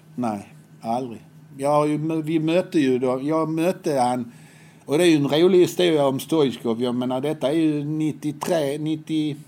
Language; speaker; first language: Swedish; native; Swedish